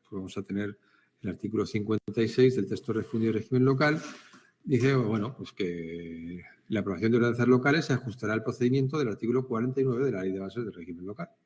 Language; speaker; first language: Spanish; native; Spanish